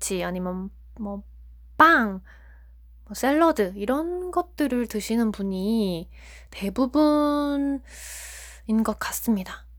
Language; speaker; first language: Korean; non-native, fluent; Japanese